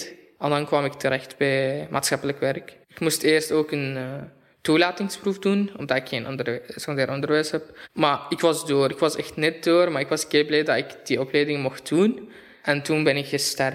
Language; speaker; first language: Dutch; non-native, fluent; Arabic